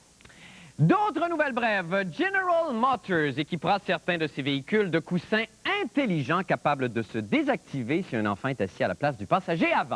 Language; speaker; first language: French; native; French